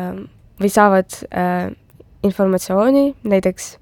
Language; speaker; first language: Estonian; non-native, local second language; Russian